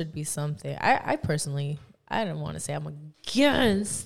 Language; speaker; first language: English; non-native, fluent; Spanish